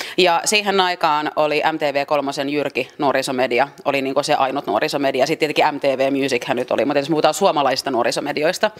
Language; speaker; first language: Finnish; early bilingual, other home language; French